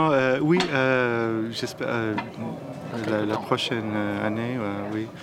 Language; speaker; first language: French; non-native, learner; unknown